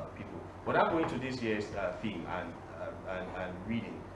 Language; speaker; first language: English; non-native, local second language; Yoruba